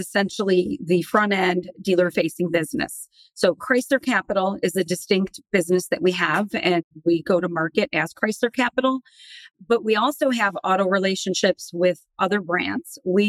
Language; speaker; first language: English; native; English